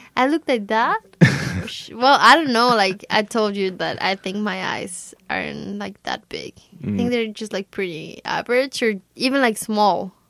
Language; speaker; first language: English; non-native, fluent; Spanish